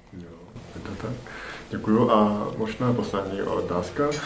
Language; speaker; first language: Czech; non-native, learner; Chinese